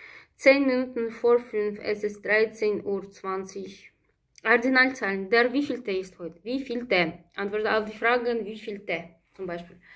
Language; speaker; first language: German; non-native, fluent; Russian